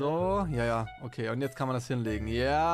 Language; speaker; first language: German; native; German